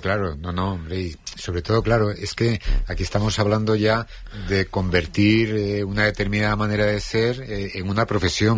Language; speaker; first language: Spanish; native; Spanish